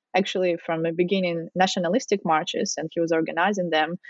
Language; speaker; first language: English; non-native, fluent; Russian